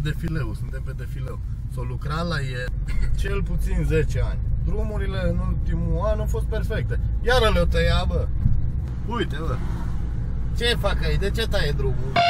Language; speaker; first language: Romanian; native; Romanian